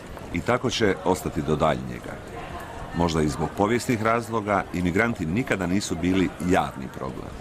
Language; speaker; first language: Croatian; native; Croatian